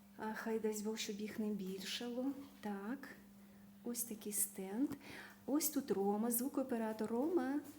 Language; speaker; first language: Ukrainian; native; Ukrainian